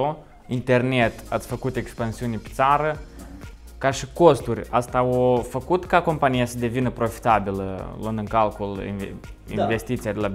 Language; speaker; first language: Romanian; native; Romanian